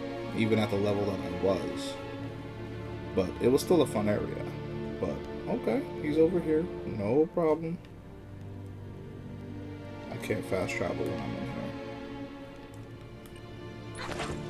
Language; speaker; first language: English; native; English